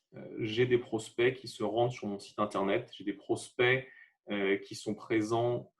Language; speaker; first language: French; native; French